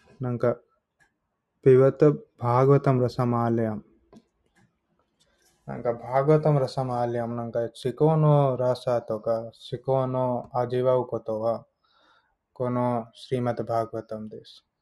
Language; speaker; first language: Japanese; non-native, learner; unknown